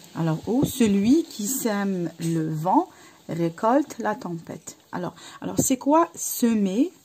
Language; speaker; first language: French; non-native, local second language; Arabic